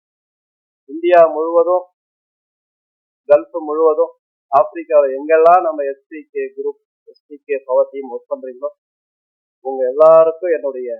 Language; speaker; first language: Tamil; native; Tamil